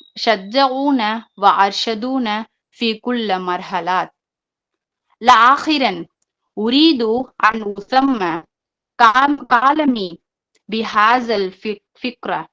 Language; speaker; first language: Arabic; non-native, learner; Tamil